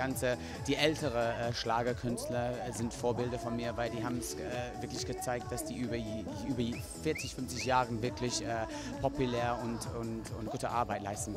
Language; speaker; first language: German; non-native, fluent; English